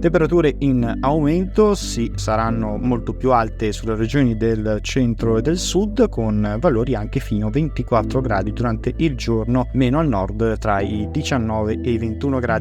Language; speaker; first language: Italian; native; Italian